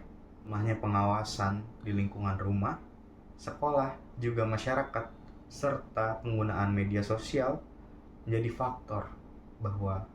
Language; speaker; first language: Indonesian; native; Indonesian